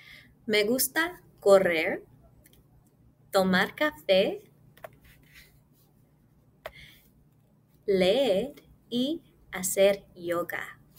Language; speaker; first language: Spanish; early bilingual, heritage; English